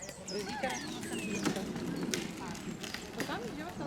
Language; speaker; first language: Polish; non-native, learner; Russian